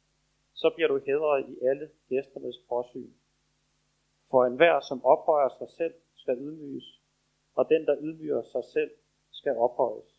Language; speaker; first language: Danish; native; Danish